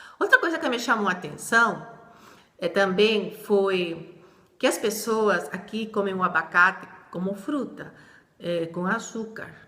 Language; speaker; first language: Portuguese; non-native, fluent; Spanish